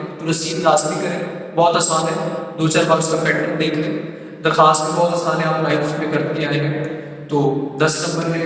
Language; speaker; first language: Urdu; non-native, local second language; Punjabi